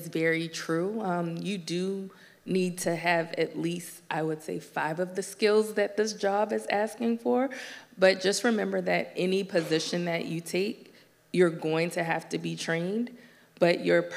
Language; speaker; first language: English; native; English